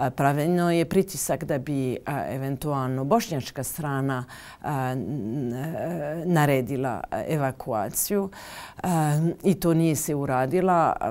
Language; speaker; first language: Bosnian; non-native, fluent; French